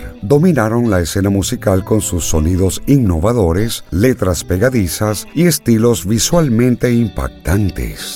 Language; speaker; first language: Spanish; native; Spanish